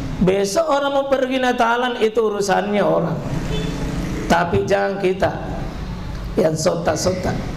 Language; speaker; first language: Indonesian; native; Indonesian